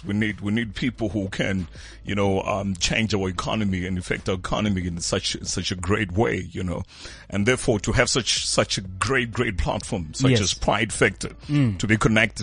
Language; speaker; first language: English; non-native, local second language; Tswana